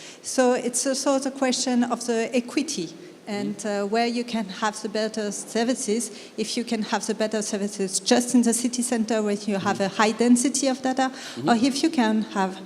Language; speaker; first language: English; non-native, fluent; French